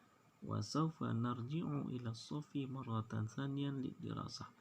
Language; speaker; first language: Arabic; non-native, fluent; Indonesian